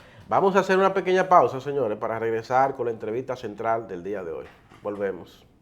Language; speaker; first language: Spanish; native; Spanish